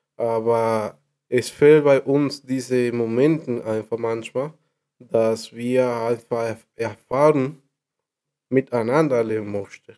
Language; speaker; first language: German; non-native, learner; Spanish